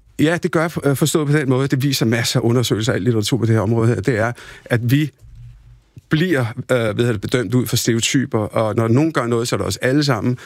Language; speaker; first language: Danish; early bilingual, other home language; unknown